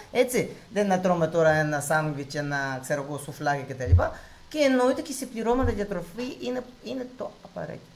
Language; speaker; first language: Greek; non-native, fluent; Russian